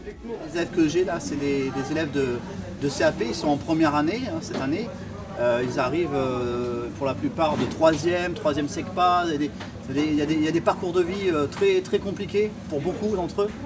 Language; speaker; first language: French; native; French